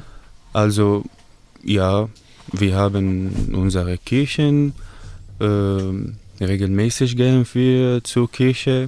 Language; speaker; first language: German; non-native, learner; Arabic